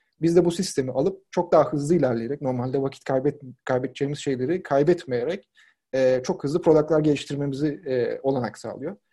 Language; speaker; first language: Turkish; native; Turkish